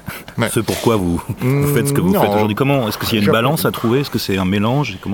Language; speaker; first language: French; native; French